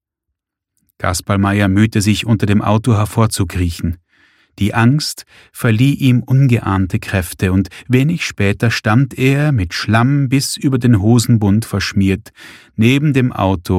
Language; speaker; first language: German; native; German